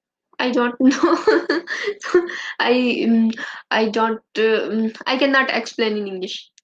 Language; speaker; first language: English; non-native, learner; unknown